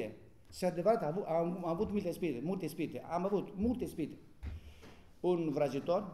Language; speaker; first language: Romanian; non-native, learner; Greek